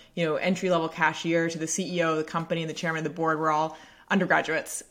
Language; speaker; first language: English; native; English